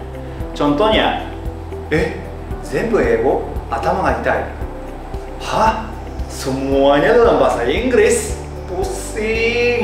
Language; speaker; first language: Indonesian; non-native, fluent; Japanese